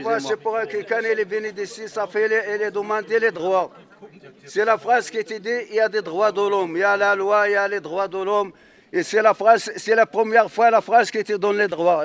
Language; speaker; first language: French; non-native, learner; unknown